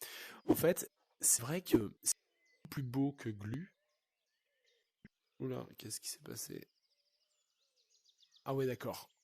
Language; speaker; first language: French; native; French